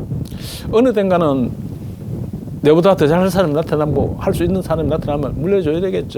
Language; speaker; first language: Korean; native; Korean